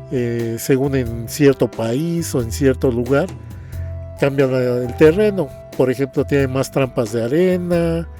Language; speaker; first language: Spanish; native; Spanish